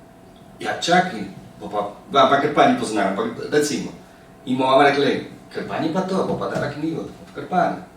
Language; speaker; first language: Slovenian; early bilingual, heritage; Slovenian